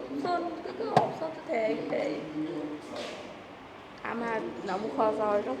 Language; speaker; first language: Korean; non-native, learner; Vietnamese